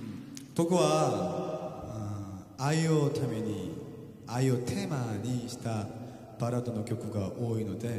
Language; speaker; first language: Japanese; non-native, fluent; Korean